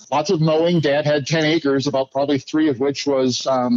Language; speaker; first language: English; native; English